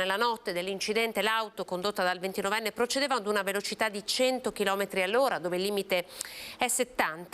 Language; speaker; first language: Italian; native; Italian